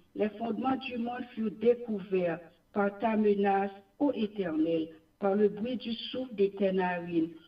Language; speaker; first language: French; non-native, local second language; Haitian Creole